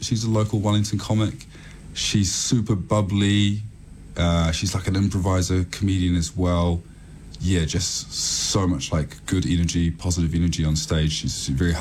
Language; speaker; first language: English; native; English